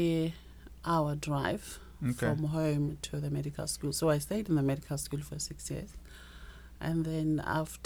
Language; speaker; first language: English; non-native, local second language; Northern Sotho